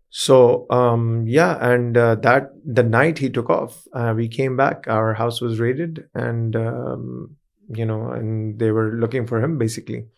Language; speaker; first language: English; early bilingual, other home language; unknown